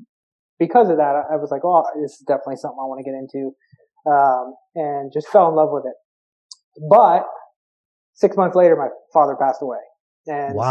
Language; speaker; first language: English; native; English